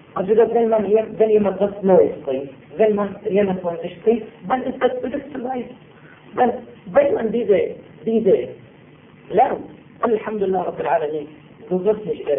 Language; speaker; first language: German; non-native, fluent; Arabic